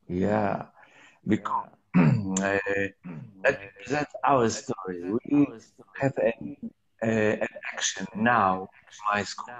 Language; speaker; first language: English; non-native, learner; Polish